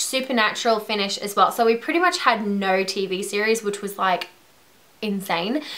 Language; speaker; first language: English; native; English